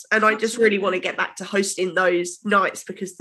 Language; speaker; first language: English; native; English